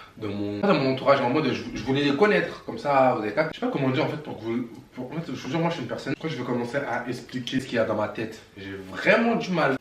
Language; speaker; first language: French; early bilingual, other home language; Bambara